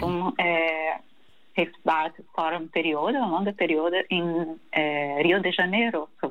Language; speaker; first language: Dutch; early bilingual, heritage; Portuguese